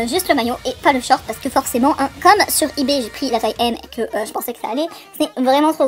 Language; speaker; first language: French; native; French